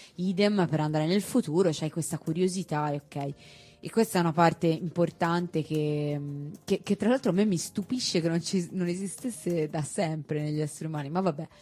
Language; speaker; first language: Italian; native; Italian